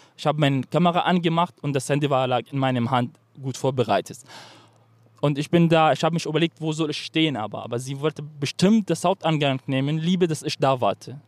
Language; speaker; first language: German; non-native, fluent; Arabic